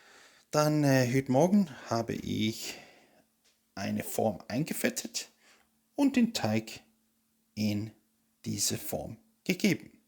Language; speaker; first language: German; non-native, fluent; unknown